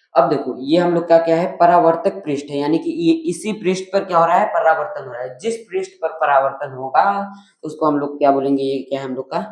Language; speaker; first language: Hindi; native; Hindi